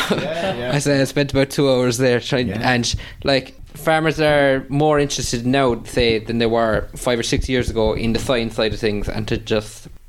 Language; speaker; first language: English; native; English